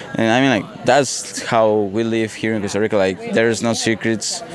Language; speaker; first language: English; non-native, fluent; Spanish